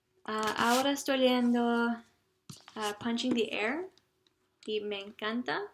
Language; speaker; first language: Spanish; non-native, learner; English